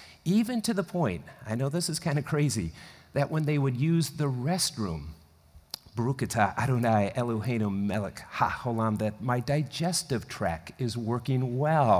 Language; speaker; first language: English; native; English